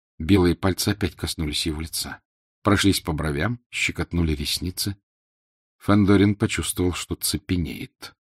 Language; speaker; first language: Russian; native; Russian